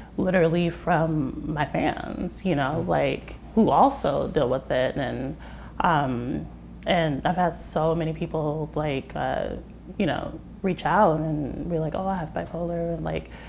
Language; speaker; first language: English; native; English